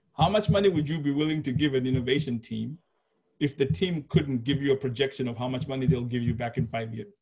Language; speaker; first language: English; non-native, local second language; Shona